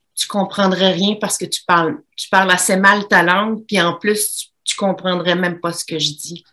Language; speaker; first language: French; native; French